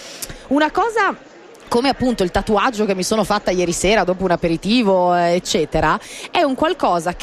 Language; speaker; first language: Italian; native; Italian